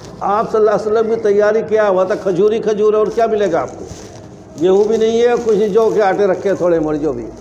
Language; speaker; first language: Urdu; native; Urdu